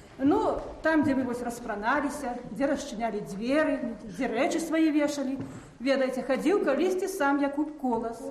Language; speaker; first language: Belarusian; native; Belarusian